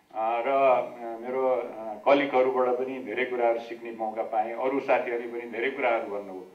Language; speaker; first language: Nepali; native; Nepali